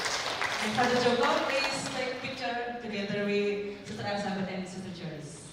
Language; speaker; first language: English; non-native, learner; Indonesian